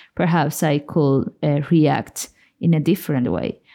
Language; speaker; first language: English; non-native, fluent; Spanish